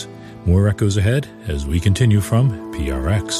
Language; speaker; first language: English; native; English